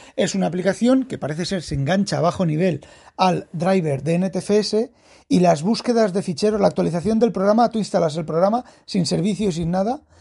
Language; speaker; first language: Spanish; native; Spanish